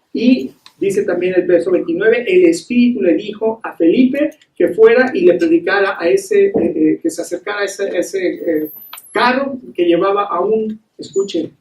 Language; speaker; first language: Spanish; native; Spanish